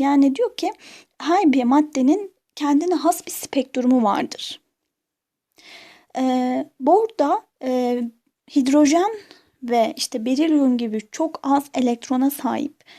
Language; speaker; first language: Turkish; native; Turkish